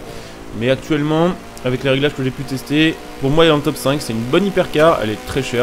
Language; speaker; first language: French; native; French